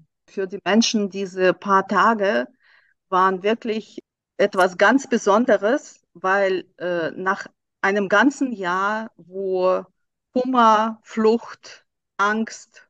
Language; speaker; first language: German; non-native, fluent; Russian